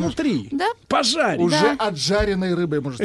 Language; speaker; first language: Russian; native; Russian